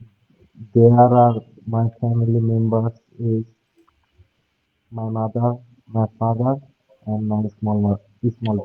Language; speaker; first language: English; non-native, learner; Bangla